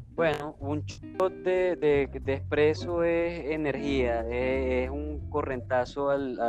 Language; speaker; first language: Spanish; native; Spanish